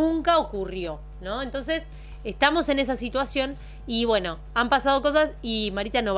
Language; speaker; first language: Spanish; native; Spanish